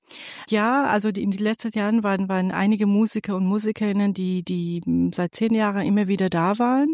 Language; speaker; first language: German; non-native, fluent; Persian